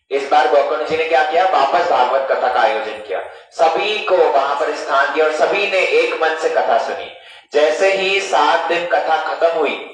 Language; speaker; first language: Hindi; non-native, fluent; English